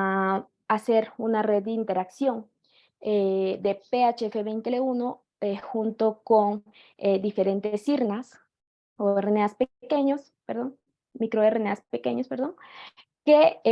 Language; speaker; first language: Spanish; native; Spanish